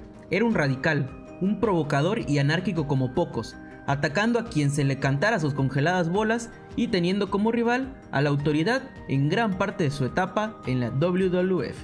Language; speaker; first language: Spanish; native; Spanish